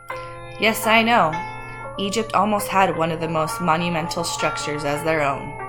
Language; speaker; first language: English; native; English